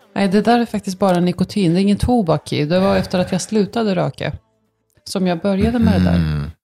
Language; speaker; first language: Swedish; early bilingual, other home language; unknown